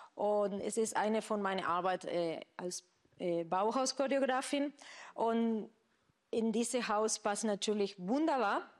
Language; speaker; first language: German; non-native, fluent; Spanish